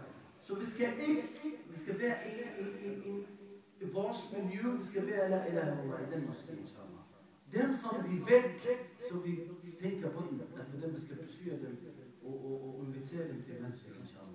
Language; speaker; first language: Danish; non-native, fluent; Arabic